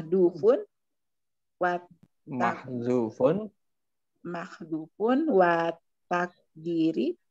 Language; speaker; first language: Arabic; non-native, learner; Indonesian